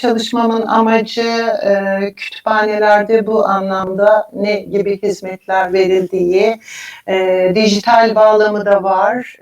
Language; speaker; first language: Turkish; native; Turkish